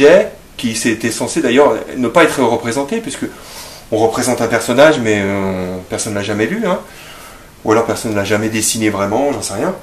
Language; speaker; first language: French; native; French